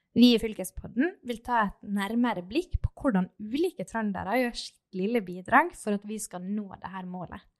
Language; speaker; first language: Norwegian; native; Norwegian